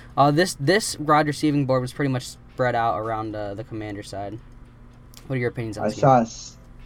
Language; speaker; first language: English; native; English